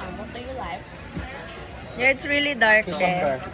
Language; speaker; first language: English; non-native, fluent; Filipino